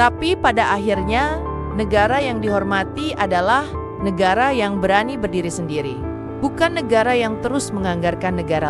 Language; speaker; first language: Indonesian; native; Indonesian